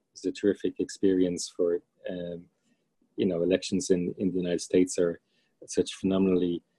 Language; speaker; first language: English; native; English